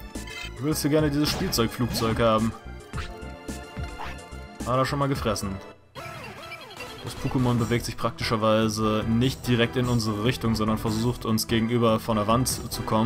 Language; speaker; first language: German; native; German